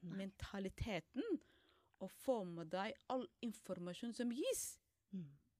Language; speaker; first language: Norwegian; non-native, fluent; Somali